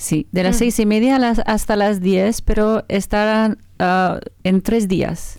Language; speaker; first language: Spanish; non-native, learner; French